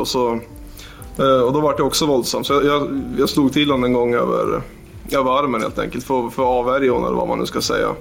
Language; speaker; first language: Swedish; native; Swedish